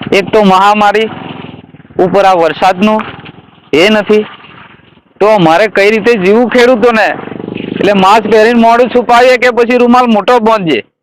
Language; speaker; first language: Gujarati; native; Gujarati